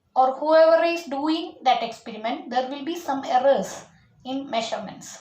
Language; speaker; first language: English; non-native, local second language; Malayalam